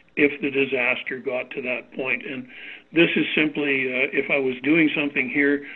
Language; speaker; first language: English; native; English